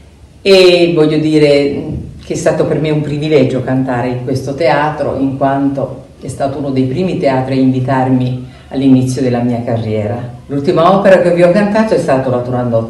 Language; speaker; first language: Italian; non-native, fluent; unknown